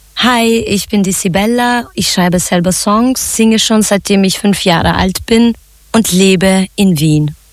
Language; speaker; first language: German; early bilingual, other home language; Zaza